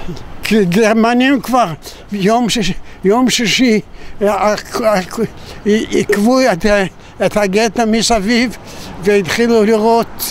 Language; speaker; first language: Hebrew; non-native, fluent; Yiddish